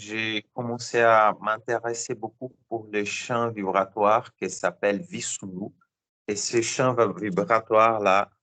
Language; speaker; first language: French; non-native, learner; Portuguese